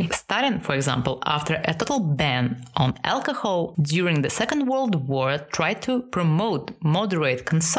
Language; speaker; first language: English; non-native, fluent; Russian